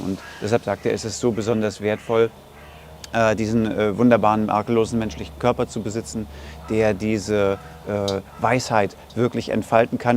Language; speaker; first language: German; native; German